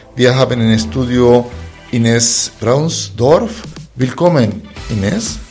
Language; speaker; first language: German; non-native, fluent; Spanish